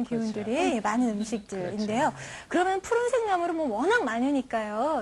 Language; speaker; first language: Korean; native; Korean